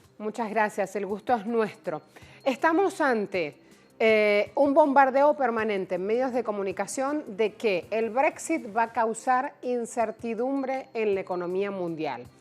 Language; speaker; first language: Spanish; native; Spanish